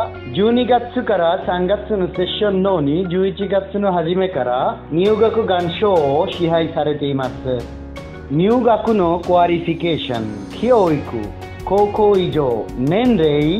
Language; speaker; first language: Japanese; non-native, learner; Bangla